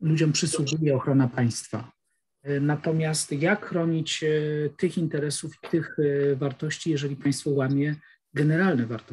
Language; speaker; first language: Polish; native; Polish